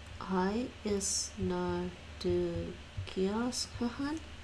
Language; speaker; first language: Dutch; non-native, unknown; English